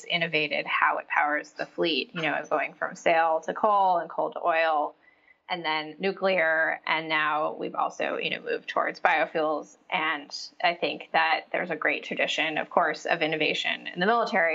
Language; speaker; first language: English; native; English